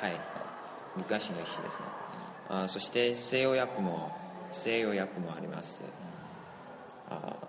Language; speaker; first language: Japanese; non-native, learner; Chinese